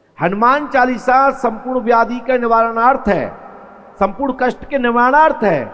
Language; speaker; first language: Hindi; native; Hindi